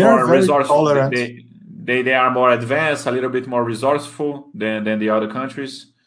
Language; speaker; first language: English; non-native, fluent; Portuguese